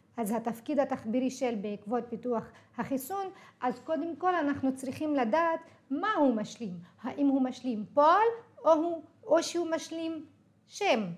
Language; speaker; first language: Hebrew; non-native, local second language; Arabic